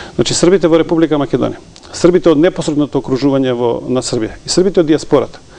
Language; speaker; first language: Macedonian; non-native, local second language; Serbian